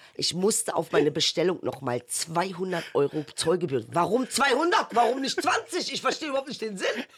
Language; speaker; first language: German; early bilingual, other home language; Turkish